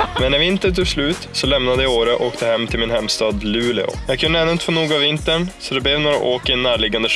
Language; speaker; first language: Swedish; native; Swedish